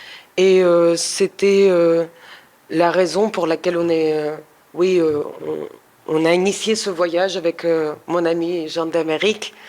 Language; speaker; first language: French; non-native, fluent; Russian